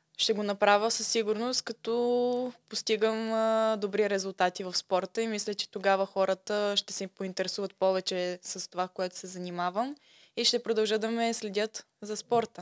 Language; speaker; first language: Bulgarian; early bilingual, other home language; Russian